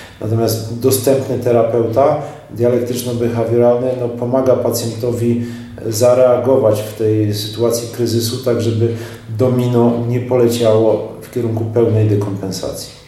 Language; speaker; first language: Polish; native; Polish